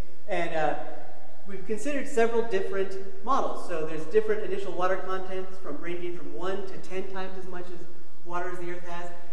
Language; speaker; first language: English; native; English